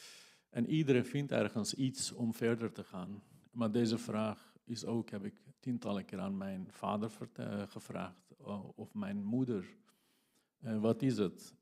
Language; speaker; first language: Dutch; non-native, fluent; Kurdish